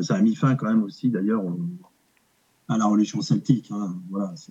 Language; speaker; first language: French; native; French